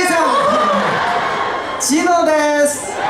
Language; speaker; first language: Japanese; non-native, learner; Korean